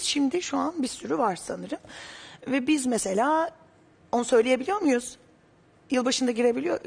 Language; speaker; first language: Turkish; native; Turkish